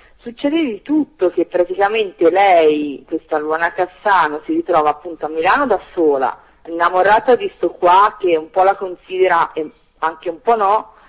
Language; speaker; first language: Italian; native; Italian